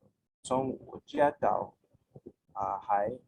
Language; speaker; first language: Chinese; non-native, learner; English